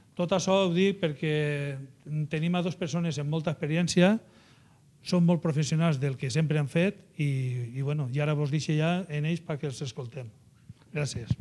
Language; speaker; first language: Catalan; native; Catalan